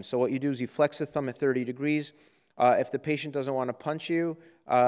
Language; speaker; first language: English; native; English